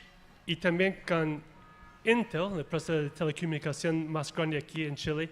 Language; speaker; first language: Spanish; non-native, fluent; English